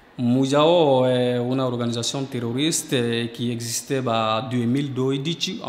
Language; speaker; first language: Italian; non-native, fluent; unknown